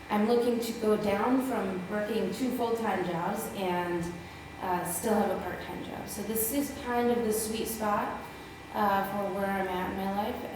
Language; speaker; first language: English; native; English